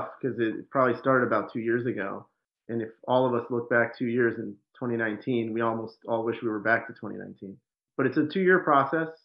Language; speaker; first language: English; native; English